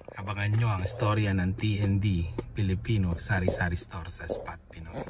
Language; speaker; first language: Filipino; native; Filipino